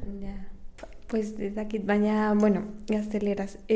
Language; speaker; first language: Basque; non-native, learner; Spanish